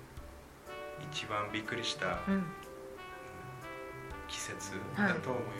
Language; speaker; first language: Japanese; non-native, learner; Spanish